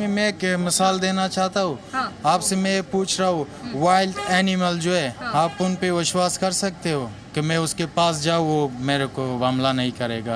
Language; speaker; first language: Hindi; non-native, fluent; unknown